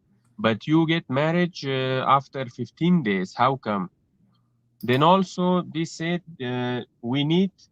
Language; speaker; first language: English; non-native, learner; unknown